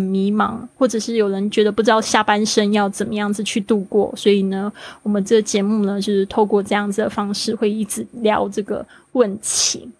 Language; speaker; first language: Chinese; native; Chinese